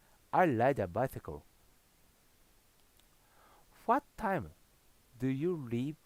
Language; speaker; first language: English; non-native, learner; Japanese